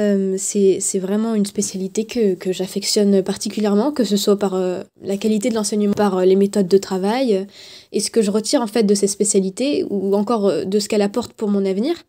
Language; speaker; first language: French; native; French